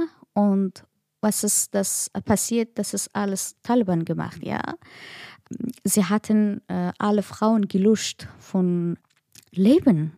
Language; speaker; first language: German; non-native, learner; Persian